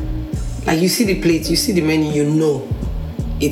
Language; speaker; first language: English; non-native, local second language; Igbo